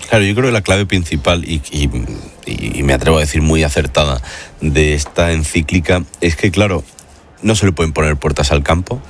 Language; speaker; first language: Spanish; native; Spanish